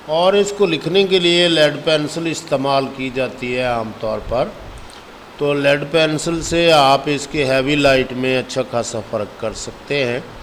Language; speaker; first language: Urdu; non-native, local second language; Punjabi